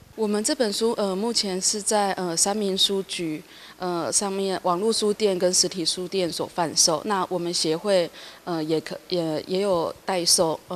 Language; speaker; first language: Chinese; native; Chinese